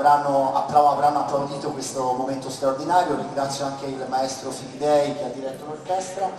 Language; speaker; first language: Italian; native; Italian